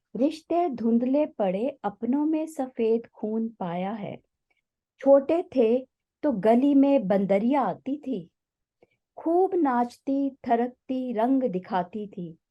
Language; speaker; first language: Hindi; native; Hindi